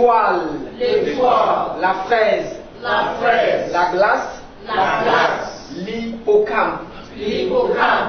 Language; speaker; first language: French; non-native, fluent; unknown